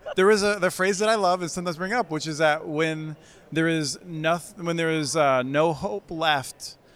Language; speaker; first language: English; native; English